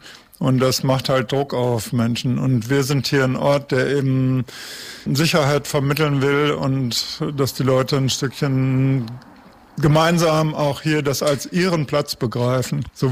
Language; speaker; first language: German; native; German